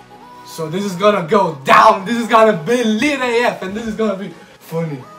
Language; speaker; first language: English; non-native, fluent; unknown